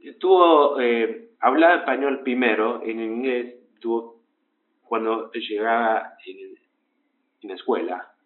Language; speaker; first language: Spanish; early bilingual, heritage; English